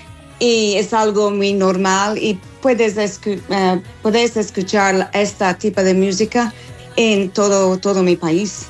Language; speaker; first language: Spanish; non-native, learner; English